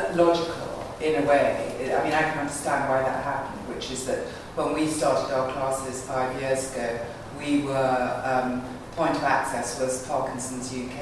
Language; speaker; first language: English; native; English